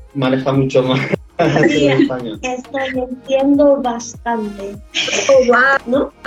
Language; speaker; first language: Spanish; non-native, learner; Japanese